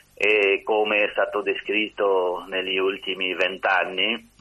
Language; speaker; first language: Italian; non-native, fluent; Kabyle